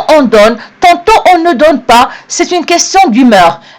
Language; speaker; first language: French; non-native, local second language; Arabic